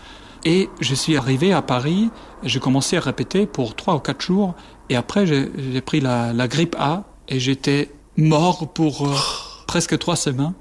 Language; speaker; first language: French; non-native, fluent; German